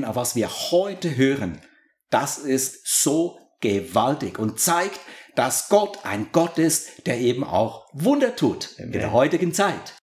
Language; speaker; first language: German; native; German